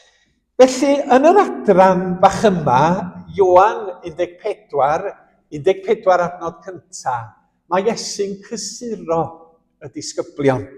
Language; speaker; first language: Welsh; native; Welsh